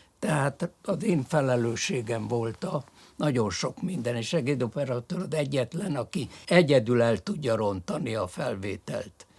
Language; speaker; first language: Hungarian; early bilingual, other home language; French